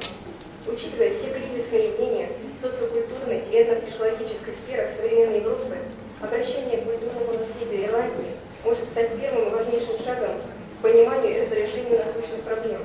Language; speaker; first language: Russian; native; Russian